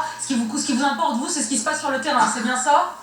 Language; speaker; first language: French; native; French